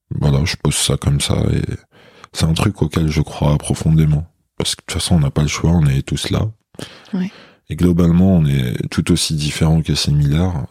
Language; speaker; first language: French; non-native, local second language; Kabyle